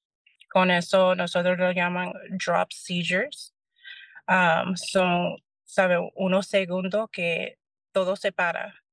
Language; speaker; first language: Spanish; early bilingual, heritage; Spanish